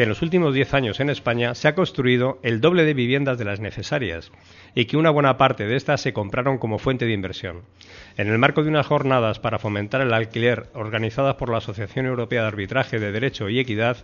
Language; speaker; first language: Spanish; native; Spanish